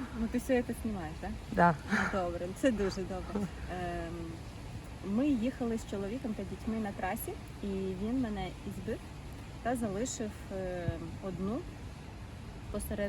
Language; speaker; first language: Ukrainian; non-native, local second language; Russian